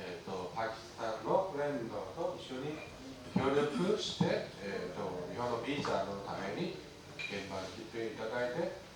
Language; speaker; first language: Japanese; non-native, learner; Chinese